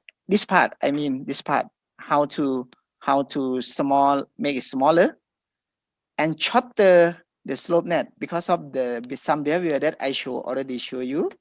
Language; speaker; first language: English; non-native, fluent; Thai